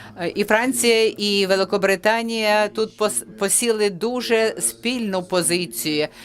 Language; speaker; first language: Ukrainian; non-native, fluent; French